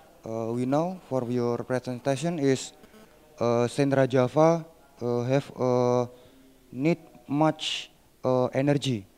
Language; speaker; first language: English; non-native, learner; Indonesian